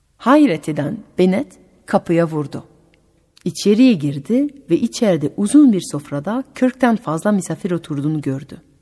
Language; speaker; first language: Turkish; non-native, fluent; French